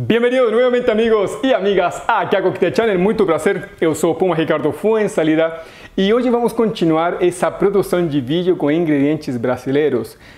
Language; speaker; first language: Portuguese; non-native, fluent; Spanish